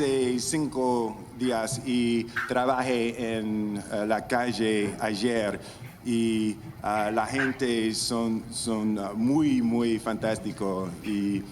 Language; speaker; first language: Spanish; non-native, learner; English